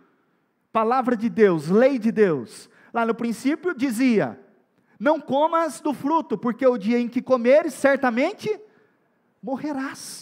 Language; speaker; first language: Portuguese; native; Portuguese